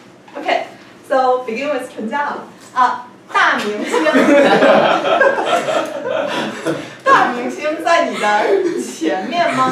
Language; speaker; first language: Chinese; non-native, fluent; English